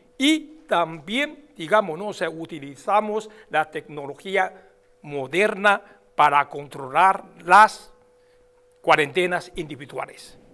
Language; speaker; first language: Spanish; non-native, fluent; Chinese